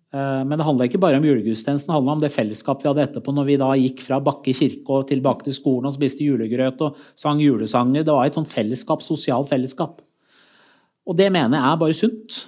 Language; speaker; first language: Norwegian; early bilingual, other home language; Persian